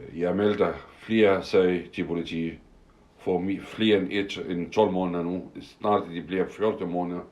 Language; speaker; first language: Danish; non-native, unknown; Arabic